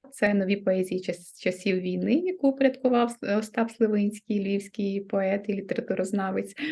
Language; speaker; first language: Ukrainian; non-native, local second language; Russian